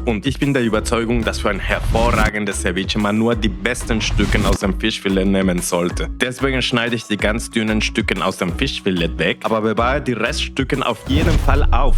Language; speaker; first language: German; non-native, fluent; Spanish